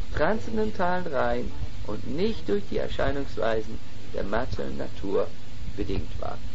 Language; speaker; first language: German; native; German